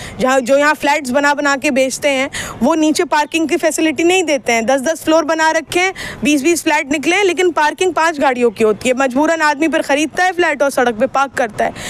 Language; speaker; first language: Hindi; native; Hindi